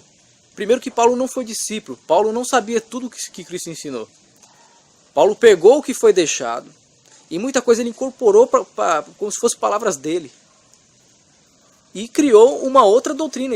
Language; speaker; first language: Portuguese; native; Portuguese